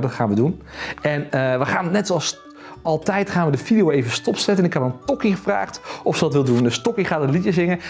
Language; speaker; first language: Dutch; native; Dutch